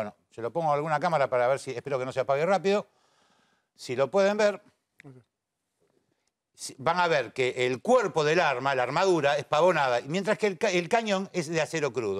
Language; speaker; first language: Spanish; native; Spanish